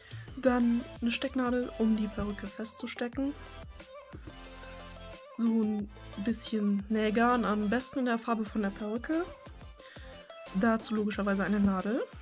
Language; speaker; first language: German; native; German